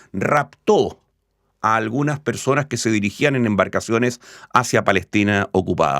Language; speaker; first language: Spanish; native; Spanish